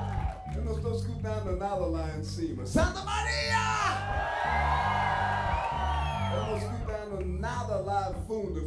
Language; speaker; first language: Portuguese; non-native, fluent; English